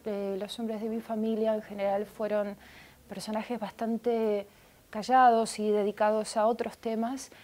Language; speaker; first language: Spanish; early bilingual, other home language; Russian